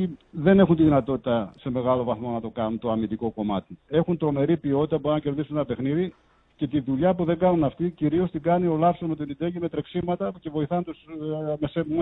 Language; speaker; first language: Greek; native; Greek